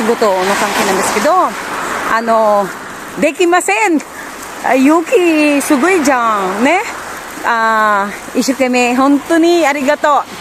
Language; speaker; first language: Japanese; non-native, learner; Filipino